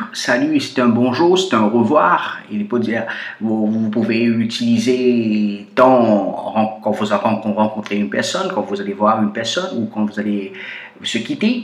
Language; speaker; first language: French; non-native, fluent; Portuguese